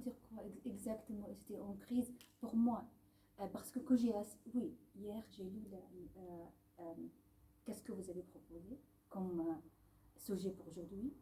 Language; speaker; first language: French; non-native, learner; Arabic